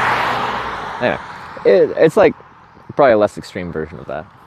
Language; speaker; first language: English; native; English